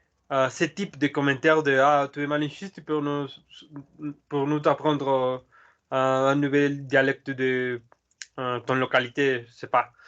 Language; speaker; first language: French; non-native, learner; Spanish